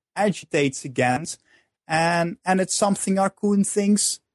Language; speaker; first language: English; non-native, fluent; Dutch